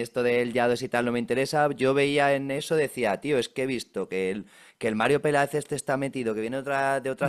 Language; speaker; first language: Spanish; native; Spanish